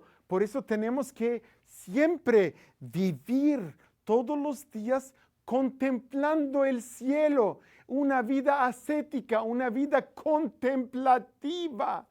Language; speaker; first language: Spanish; non-native, fluent; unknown